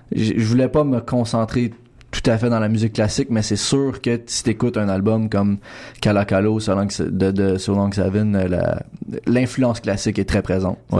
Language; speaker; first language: French; native; French